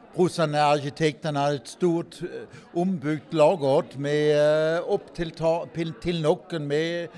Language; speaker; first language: Swedish; non-native, fluent; German